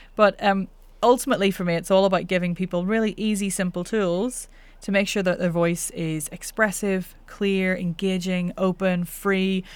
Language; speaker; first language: English; native; English